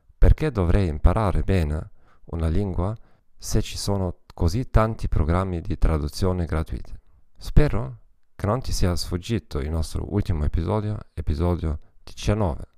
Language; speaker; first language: Italian; non-native, learner; German